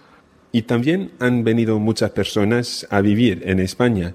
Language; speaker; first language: Spanish; non-native, fluent; English